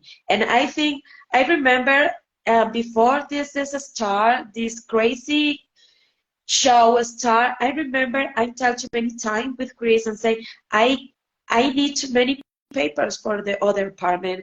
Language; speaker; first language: English; non-native, learner; Spanish